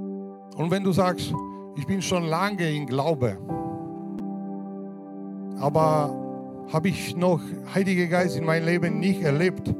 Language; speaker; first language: German; non-native, fluent; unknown